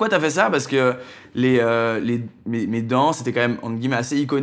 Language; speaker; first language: French; native; French